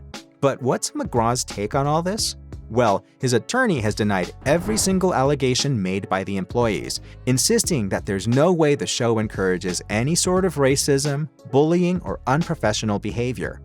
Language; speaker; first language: English; native; English